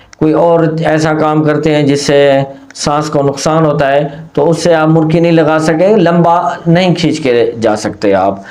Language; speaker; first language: Urdu; non-native, local second language; Punjabi